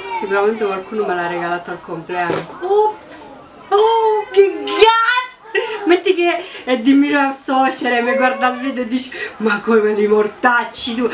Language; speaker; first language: Italian; non-native, fluent; Romanian